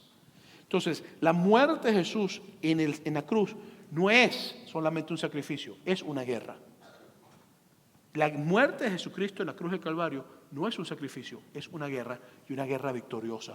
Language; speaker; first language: Spanish; native; Spanish